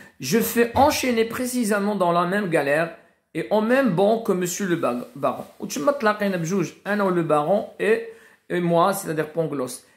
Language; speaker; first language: French; non-native, local second language; Arabic